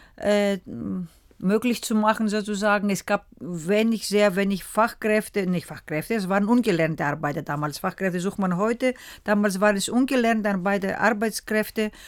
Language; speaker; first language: German; early bilingual, other home language; Greek